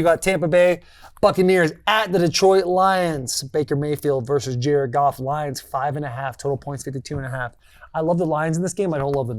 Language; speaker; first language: English; native; English